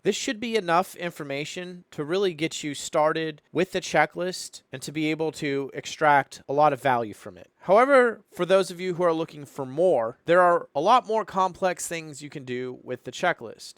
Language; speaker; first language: English; native; English